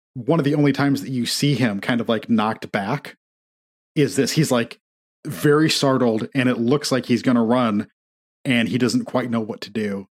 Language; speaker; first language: English; native; English